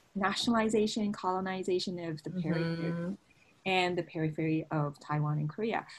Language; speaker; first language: English; non-native, fluent; Japanese